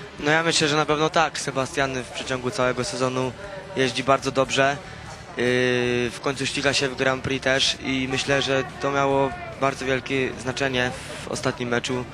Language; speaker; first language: Polish; native; Polish